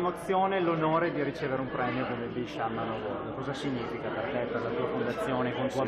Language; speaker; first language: Italian; native; Italian